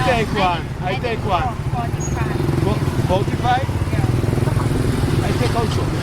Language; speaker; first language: English; non-native, learner; Hebrew